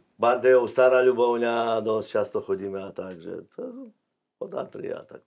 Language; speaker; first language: Slovak; non-native, local second language; Rusyn